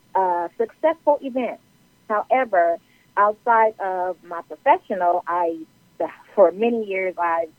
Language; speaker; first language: English; native; English